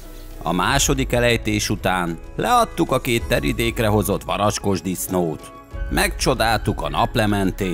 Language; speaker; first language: Hungarian; native; Hungarian